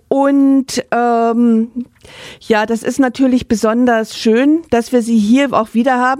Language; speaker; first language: German; native; German